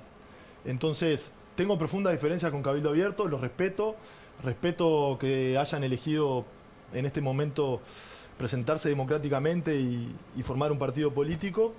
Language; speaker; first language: Spanish; native; Spanish